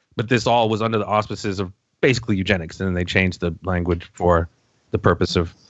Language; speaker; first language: English; native; English